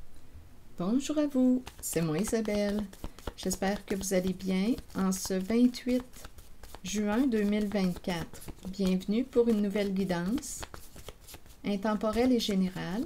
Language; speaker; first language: French; native; French